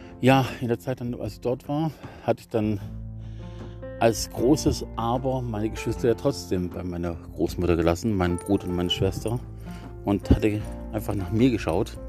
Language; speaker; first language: German; native; German